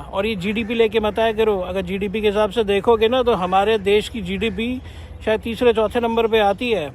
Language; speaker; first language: Hindi; non-native, local second language; Malayalam